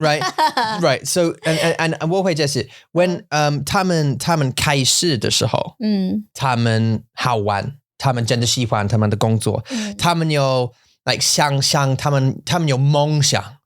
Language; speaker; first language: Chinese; non-native, learner; English